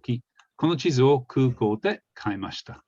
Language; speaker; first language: Japanese; non-native, fluent; English